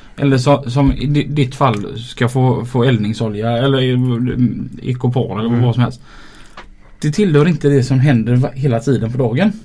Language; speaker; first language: Swedish; native; Swedish